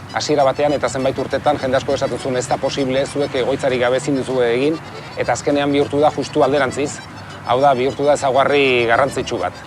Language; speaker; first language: Basque; native; Basque